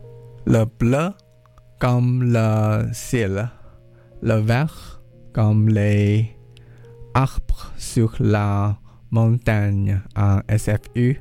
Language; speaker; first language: French; non-native, learner; English